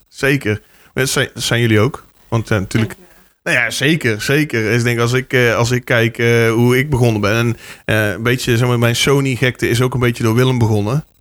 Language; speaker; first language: Dutch; native; Dutch